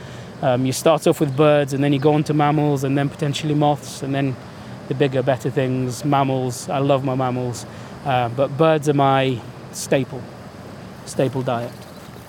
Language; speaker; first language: English; early bilingual, other home language; Arabic